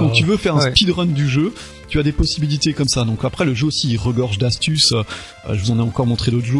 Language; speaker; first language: French; native; French